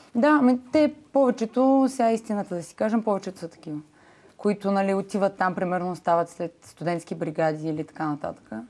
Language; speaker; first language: Bulgarian; native; Bulgarian